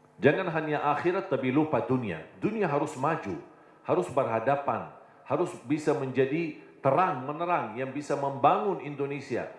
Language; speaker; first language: Indonesian; non-native, fluent; Arabic